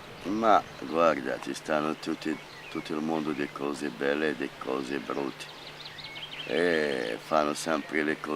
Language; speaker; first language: Italian; non-native, fluent; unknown